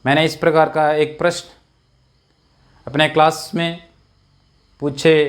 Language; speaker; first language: Hindi; non-native, local second language; Malayalam